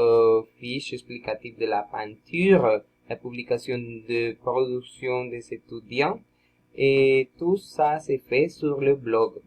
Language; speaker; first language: French; non-native, learner; Spanish